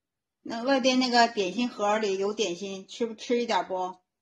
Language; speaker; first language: Chinese; native; Chinese